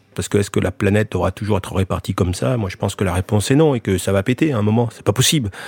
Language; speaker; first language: French; native; French